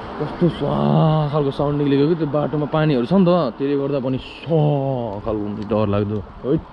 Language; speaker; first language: Nepali; native; Nepali